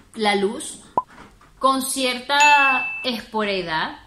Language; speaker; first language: Spanish; native; Spanish